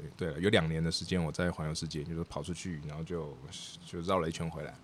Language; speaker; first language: Chinese; native; Chinese